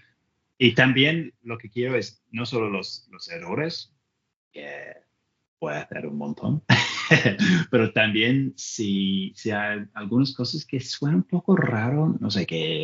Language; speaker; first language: Spanish; non-native, learner; English